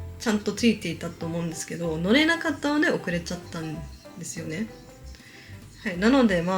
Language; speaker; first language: Japanese; early bilingual, heritage; Japanese